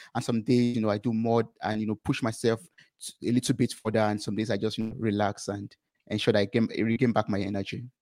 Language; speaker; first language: English; non-native, local second language; Yoruba